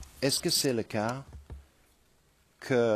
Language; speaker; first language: French; non-native, fluent; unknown